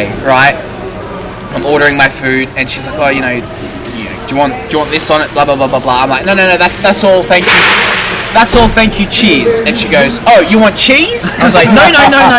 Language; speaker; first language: English; native; English